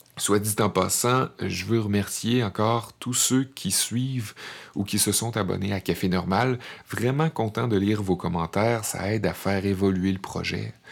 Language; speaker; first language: French; native; French